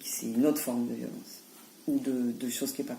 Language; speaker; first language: French; native; French